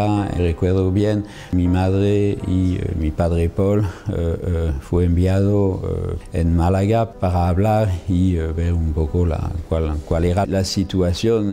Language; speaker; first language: Spanish; non-native, fluent; French